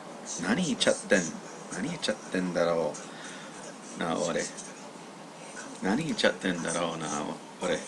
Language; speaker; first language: Japanese; non-native, learner; English